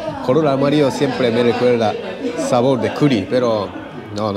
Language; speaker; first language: Spanish; non-native, learner; Japanese